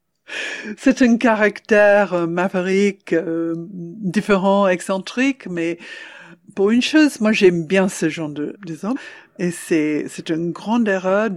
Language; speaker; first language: French; non-native, fluent; English